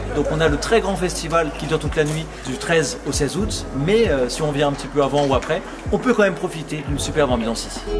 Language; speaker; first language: French; native; French